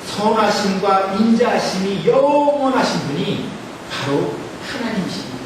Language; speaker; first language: Korean; native; Korean